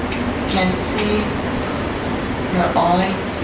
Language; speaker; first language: English; non-native, learner; Persian